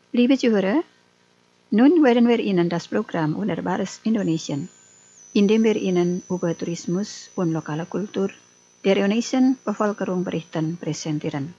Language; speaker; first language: German; non-native, fluent; Indonesian